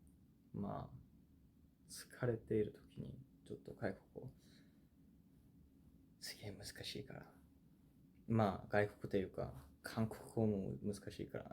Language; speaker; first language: Japanese; non-native, fluent; Korean